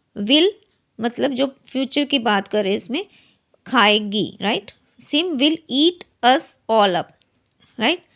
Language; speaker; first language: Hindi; native; Hindi